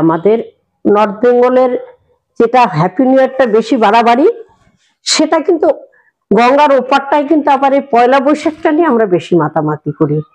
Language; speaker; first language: Bangla; native; Bangla